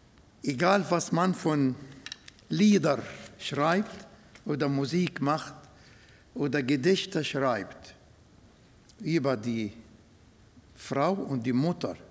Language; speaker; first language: German; non-native, fluent; Arabic